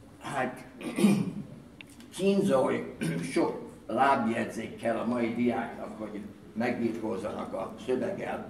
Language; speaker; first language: Hungarian; early bilingual, heritage; Hungarian